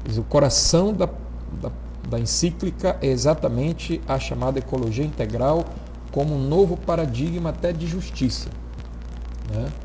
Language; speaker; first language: Portuguese; native; Portuguese